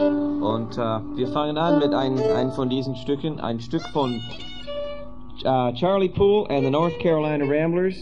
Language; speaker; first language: German; non-native, fluent; English